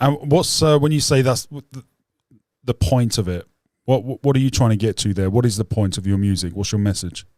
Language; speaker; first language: English; native; English